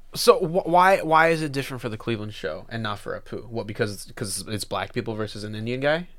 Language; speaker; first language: English; early bilingual, other home language; Filipino